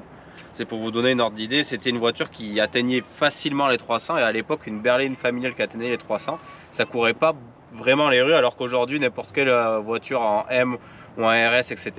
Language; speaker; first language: French; native; French